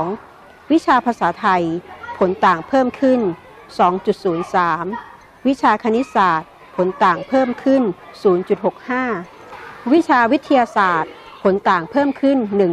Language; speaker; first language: Thai; non-native, local second language; Pattani Malay